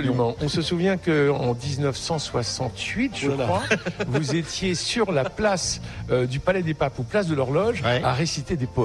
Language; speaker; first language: French; native; French